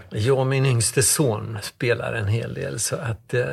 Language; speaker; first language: Swedish; native; Swedish